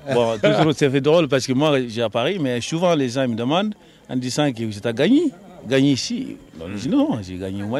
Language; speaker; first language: French; non-native, local second language; Soninke